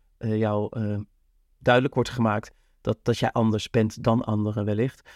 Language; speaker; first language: Dutch; native; Dutch